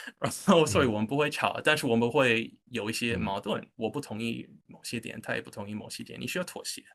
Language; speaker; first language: Chinese; non-native, fluent; English